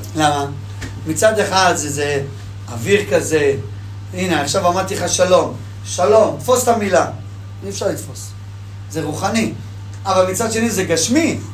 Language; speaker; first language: Hebrew; native; Hebrew